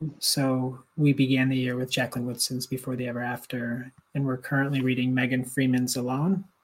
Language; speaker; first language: English; native; English